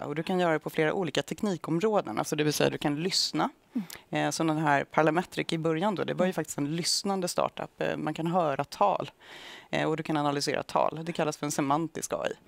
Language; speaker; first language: Swedish; native; Swedish